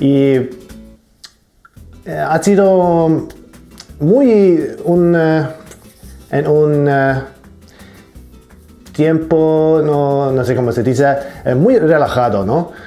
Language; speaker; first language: Spanish; non-native, learner; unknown